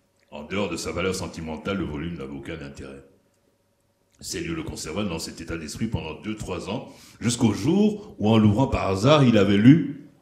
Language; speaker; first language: French; non-native, local second language; Lingala